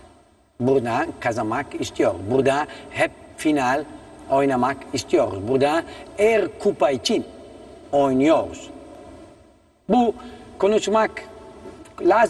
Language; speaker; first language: Turkish; non-native, learner; Italian